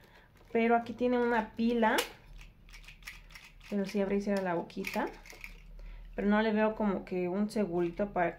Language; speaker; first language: Spanish; native; Spanish